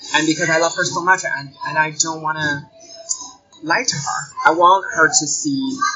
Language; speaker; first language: English; non-native, fluent; Chinese